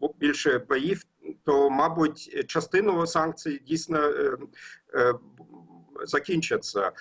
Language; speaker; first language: Ukrainian; non-native, learner; German